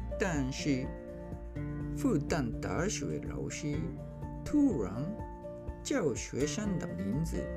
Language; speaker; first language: Chinese; non-native, learner; Japanese